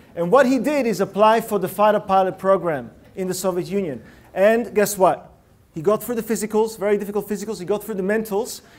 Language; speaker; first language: English; early bilingual, other home language; Russian